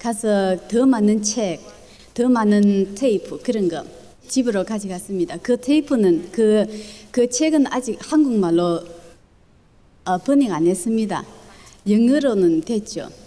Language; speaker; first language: Korean; early bilingual, other home language; Chinese